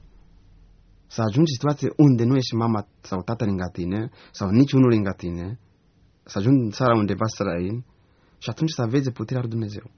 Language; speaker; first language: Romanian; non-native, learner; Rundi